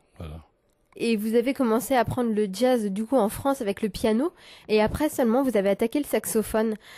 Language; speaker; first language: French; native; French